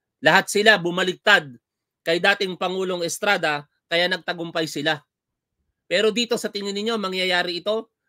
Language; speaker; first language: Filipino; native; Filipino